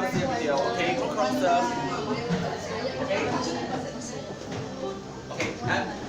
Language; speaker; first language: English; non-native, learner; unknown